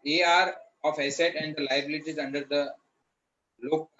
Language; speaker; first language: English; non-native, local second language; Gujarati